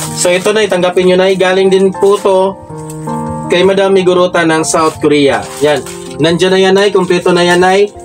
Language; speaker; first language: Filipino; non-native, local second language; Waray